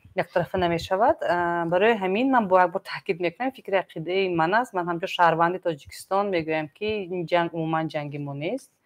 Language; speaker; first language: Tajik; native; Tajik